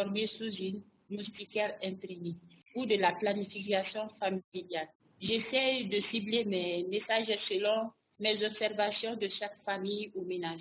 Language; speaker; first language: French; non-native, local second language; Bambara